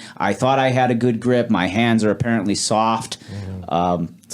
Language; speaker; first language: English; native; English